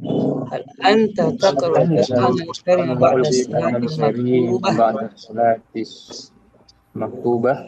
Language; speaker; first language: Arabic; non-native, learner; Indonesian